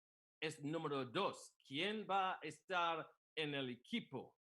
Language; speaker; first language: Spanish; non-native, learner; English